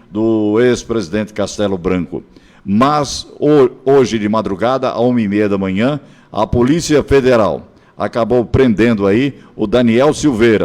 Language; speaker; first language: Portuguese; native; Portuguese